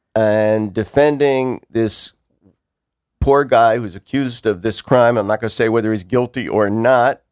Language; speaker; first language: English; native; English